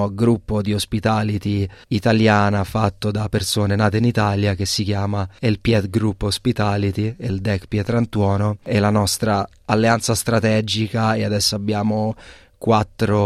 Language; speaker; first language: Italian; native; Italian